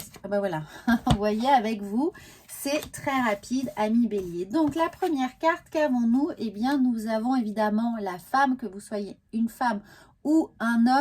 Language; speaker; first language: French; native; French